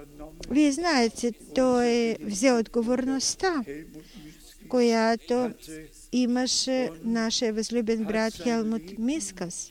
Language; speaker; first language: Bulgarian; non-native, fluent; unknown